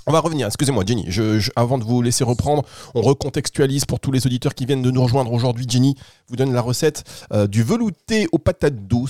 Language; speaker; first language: French; native; French